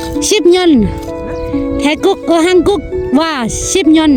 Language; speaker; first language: Korean; non-native, learner; Thai